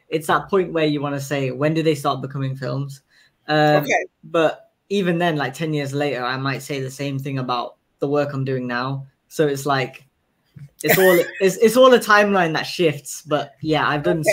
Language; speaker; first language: English; native; English